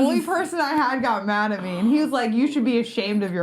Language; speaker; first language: English; native; English